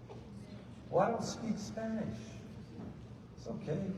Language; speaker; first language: English; native; English